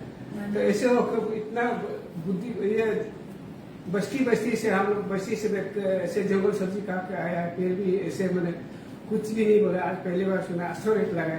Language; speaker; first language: Hindi; non-native, local second language; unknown